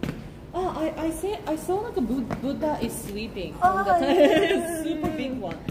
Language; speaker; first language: English; non-native, learner; Japanese